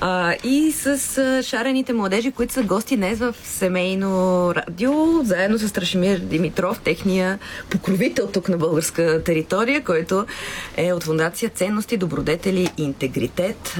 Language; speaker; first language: Bulgarian; native; Bulgarian